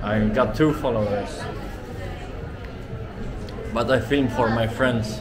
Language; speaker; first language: English; non-native, fluent; Swedish